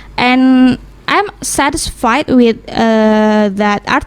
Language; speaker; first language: English; non-native, learner; Indonesian